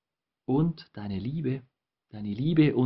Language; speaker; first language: German; non-native, fluent; Spanish